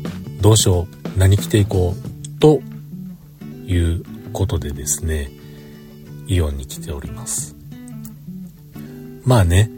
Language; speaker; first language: Japanese; native; Japanese